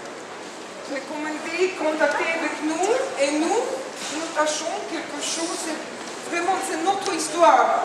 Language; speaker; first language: French; non-native, learner; Russian